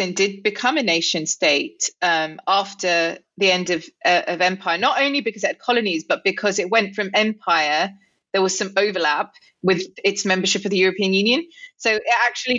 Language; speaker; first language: English; native; English